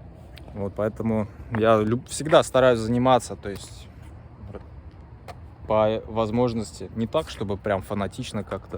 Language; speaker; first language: Russian; native; Russian